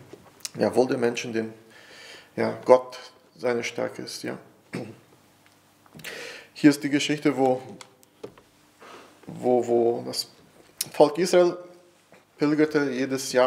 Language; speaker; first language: German; non-native, fluent; Portuguese